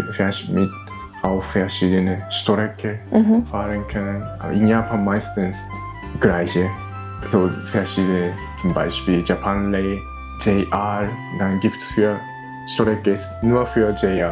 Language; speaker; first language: German; non-native, fluent; Japanese